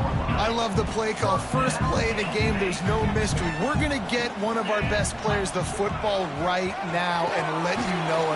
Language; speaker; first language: English; native; English